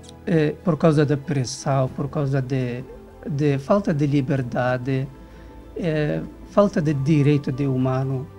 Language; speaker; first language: Portuguese; non-native, learner; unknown